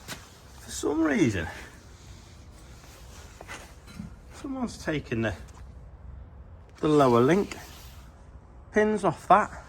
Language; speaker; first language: English; native; English